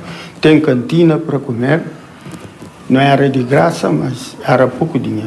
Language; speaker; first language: Portuguese; non-native, local second language; Kabuverdianu